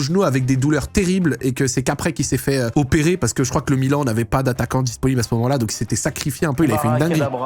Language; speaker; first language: French; native; French